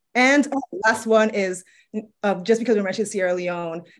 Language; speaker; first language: English; native; English